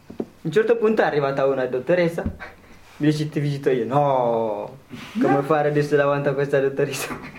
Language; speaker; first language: Italian; non-native, fluent; Tigrinya